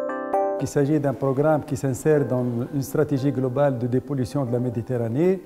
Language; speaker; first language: French; non-native, local second language; Arabic